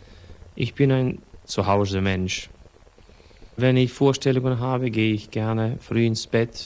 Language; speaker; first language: German; non-native, fluent; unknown